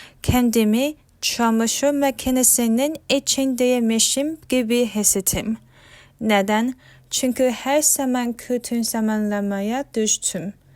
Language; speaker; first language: Turkish; non-native, learner; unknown